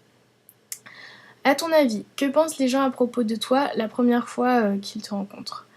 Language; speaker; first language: French; early bilingual, other home language; Vietnamese